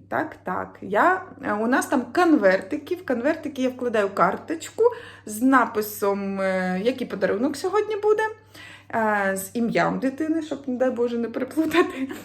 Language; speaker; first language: Ukrainian; native; Ukrainian